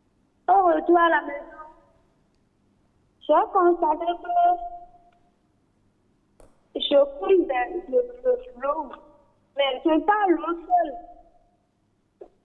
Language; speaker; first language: French; non-native, learner; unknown